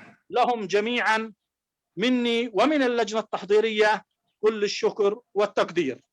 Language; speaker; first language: Arabic; native; Arabic